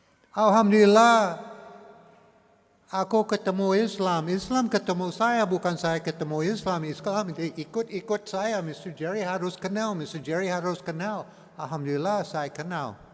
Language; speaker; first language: Indonesian; non-native, learner; English